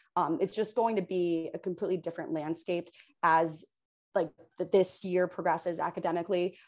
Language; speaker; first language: English; native; English